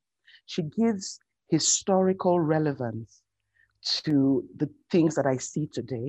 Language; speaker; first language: English; non-native, local second language; Yoruba